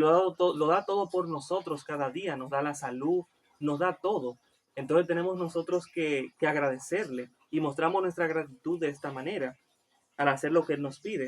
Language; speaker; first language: Spanish; native; Spanish